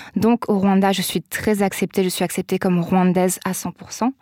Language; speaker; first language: French; native; French